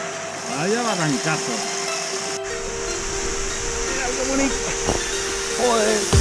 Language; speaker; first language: Spanish; non-native, local second language; Catalan